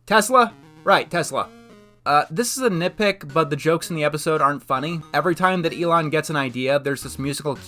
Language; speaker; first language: English; native; English